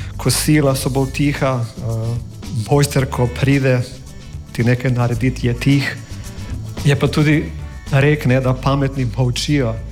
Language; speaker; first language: Slovenian; non-native, fluent; English